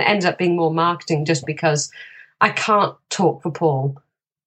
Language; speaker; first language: English; native; English